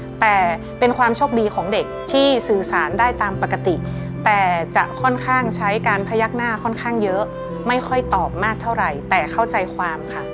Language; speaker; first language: Thai; native; Thai